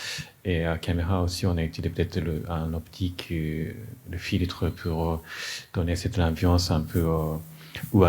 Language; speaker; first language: French; non-native, fluent; Japanese